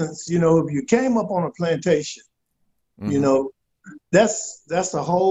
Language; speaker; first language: English; native; English